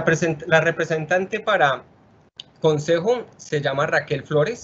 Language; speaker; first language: Spanish; native; Spanish